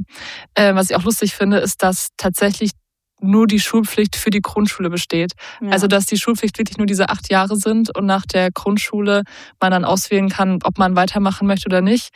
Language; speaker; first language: German; native; German